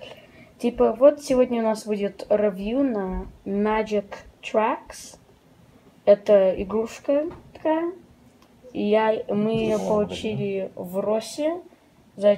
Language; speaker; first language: Russian; early bilingual, heritage; Russian